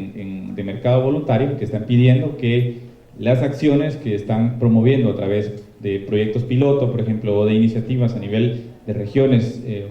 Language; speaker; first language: Spanish; native; Spanish